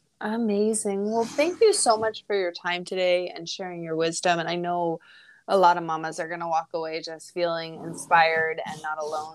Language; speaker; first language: English; native; English